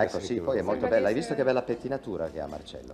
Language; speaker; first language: Italian; native; Italian